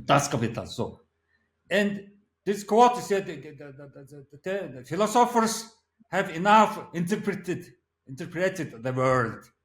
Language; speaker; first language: English; non-native, learner; Mongolian